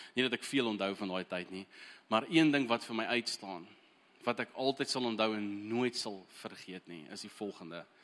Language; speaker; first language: Afrikaans; early bilingual, heritage; Afrikaans